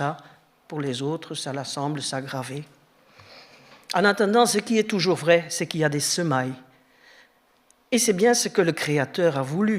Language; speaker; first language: French; native; French